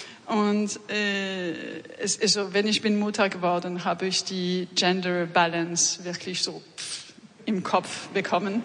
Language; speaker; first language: German; non-native, learner; French